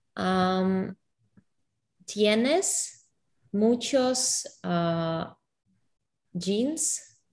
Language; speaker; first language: Spanish; non-native, fluent; English